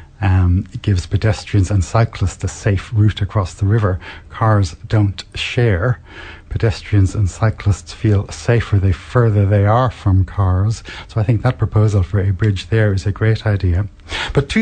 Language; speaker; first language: English; native; English